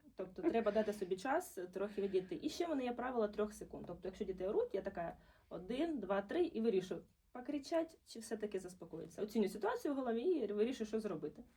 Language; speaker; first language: Ukrainian; non-native, local second language; Russian